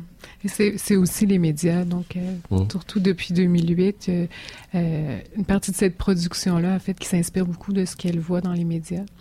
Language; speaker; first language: French; native; French